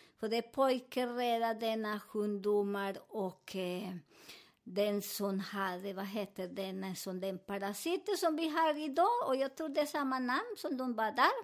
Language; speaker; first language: Swedish; non-native, learner; Spanish